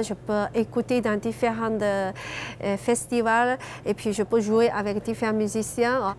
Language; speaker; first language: French; non-native, learner; Chinese